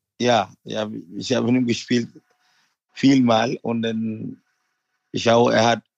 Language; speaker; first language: German; non-native, learner; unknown